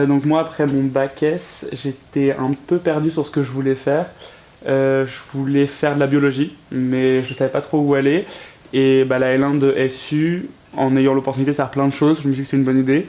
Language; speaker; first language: French; native; French